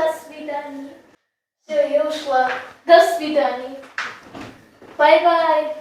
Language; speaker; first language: Russian; non-native, local second language; Armenian